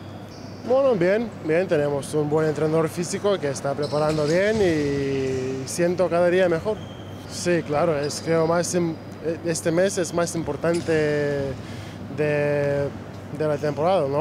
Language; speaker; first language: Spanish; non-native, learner; Lithuanian